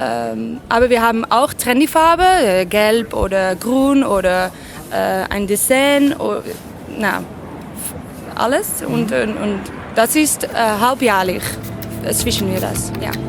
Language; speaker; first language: German; non-native, learner; Dutch